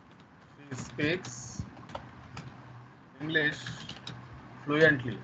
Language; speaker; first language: English; non-native, learner; Telugu